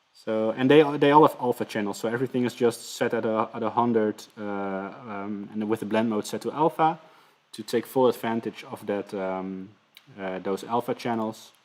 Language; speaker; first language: English; non-native, fluent; Dutch